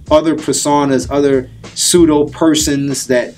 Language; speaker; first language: English; native; English